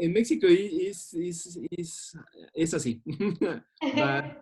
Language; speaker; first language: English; non-native, learner; Spanish